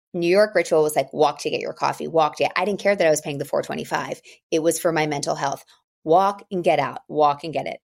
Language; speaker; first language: English; native; English